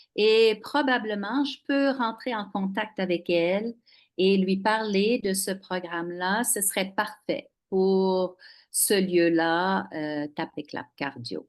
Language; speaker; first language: French; non-native, local second language; English